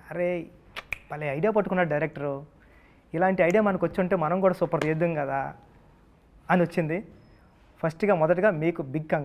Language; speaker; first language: Telugu; native; Telugu